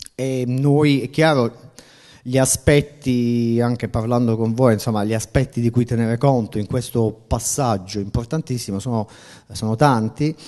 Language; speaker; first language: Italian; native; Italian